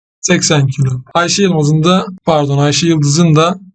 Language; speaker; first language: Turkish; native; Turkish